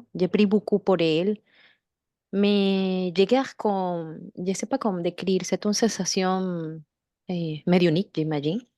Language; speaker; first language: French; non-native, learner; Spanish